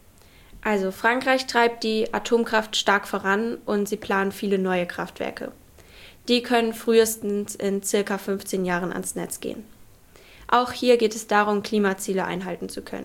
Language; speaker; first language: German; native; German